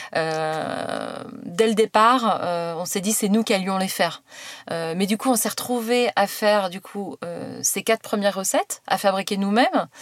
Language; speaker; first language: French; native; French